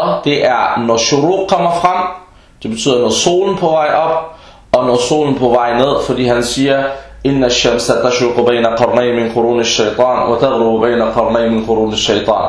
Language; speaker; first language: Danish; early bilingual, other home language; Arabic